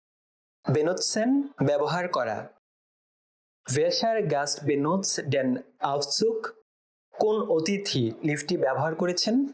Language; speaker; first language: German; non-native, fluent; Bangla